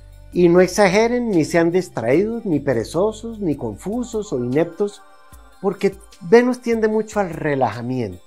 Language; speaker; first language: Spanish; native; Spanish